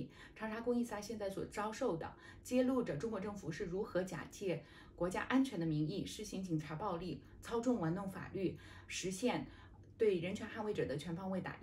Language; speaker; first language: Chinese; native; Chinese